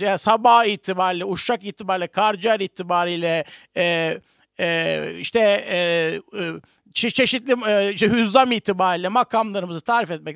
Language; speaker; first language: Turkish; native; Turkish